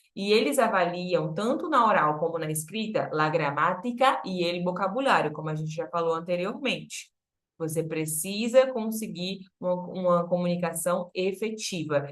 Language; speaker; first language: Portuguese; native; Portuguese